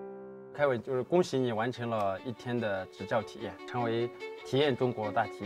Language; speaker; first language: Chinese; native; Chinese